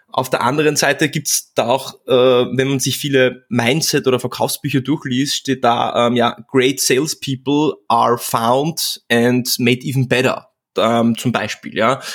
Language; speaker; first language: German; early bilingual, other home language; Czech